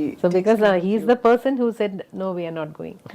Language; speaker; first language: Telugu; non-native, fluent; Malayalam